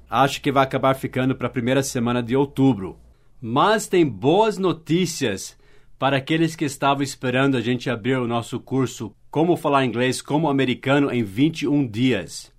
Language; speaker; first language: Portuguese; non-native, fluent; English